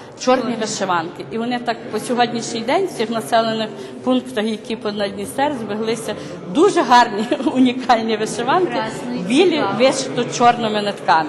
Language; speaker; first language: Ukrainian; native; Ukrainian